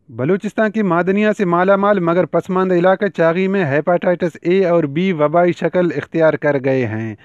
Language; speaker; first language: Urdu; non-native, local second language; Baluchi